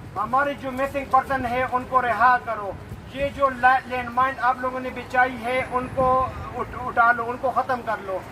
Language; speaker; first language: Urdu; non-native, local second language; Pashto